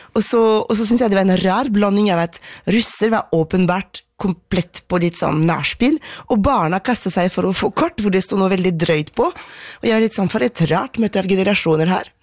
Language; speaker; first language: Norwegian; non-native, fluent; French